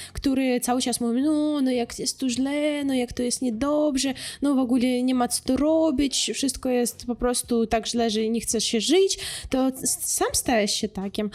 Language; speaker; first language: Polish; non-native, fluent; Russian